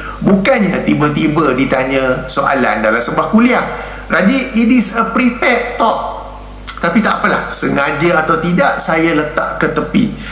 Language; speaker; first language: Malay; native; Malay